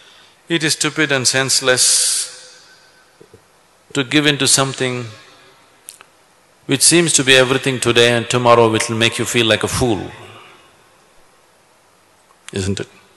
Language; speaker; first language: English; non-native, local second language; Kannada